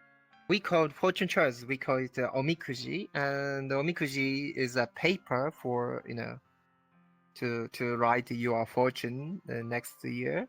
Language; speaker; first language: English; non-native, learner; Japanese